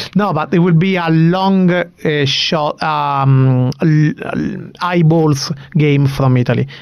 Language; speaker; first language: English; non-native, fluent; Italian